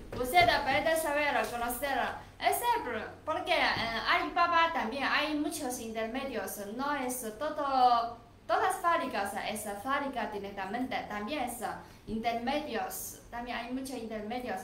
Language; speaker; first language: Spanish; non-native, learner; Chinese